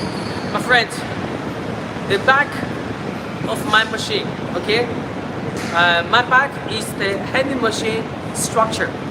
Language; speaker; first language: English; non-native, learner; Chinese